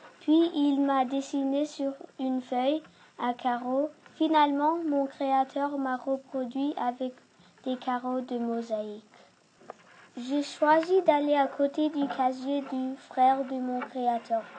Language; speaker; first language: French; early bilingual, other home language; Turkish